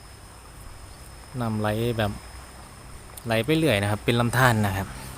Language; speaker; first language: Thai; native; Thai